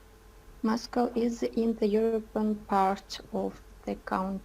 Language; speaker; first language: English; non-native, learner; Russian